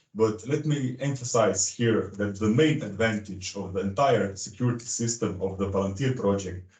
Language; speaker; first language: English; non-native, fluent; Slovenian